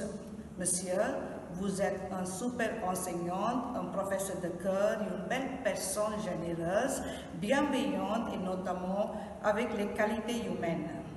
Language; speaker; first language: French; non-native, fluent; Tamil